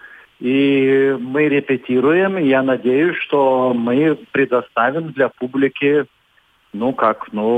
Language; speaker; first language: Russian; non-native, fluent; Lithuanian